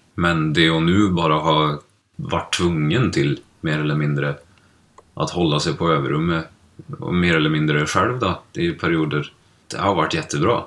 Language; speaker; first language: Swedish; native; Swedish